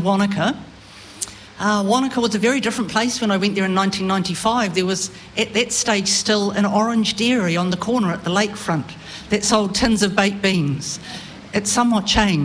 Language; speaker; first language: English; native; English